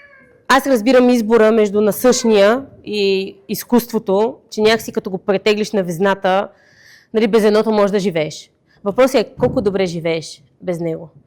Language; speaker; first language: Bulgarian; native; Bulgarian